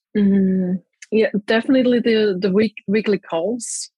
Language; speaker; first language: English; non-native, fluent; German